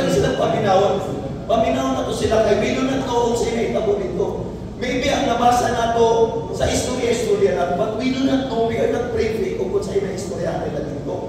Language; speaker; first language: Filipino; non-native, local second language; Cebuano